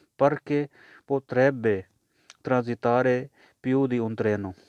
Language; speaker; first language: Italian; non-native, learner; Urdu